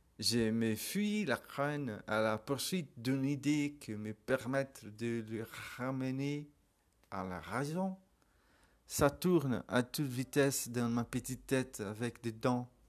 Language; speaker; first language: French; non-native, learner; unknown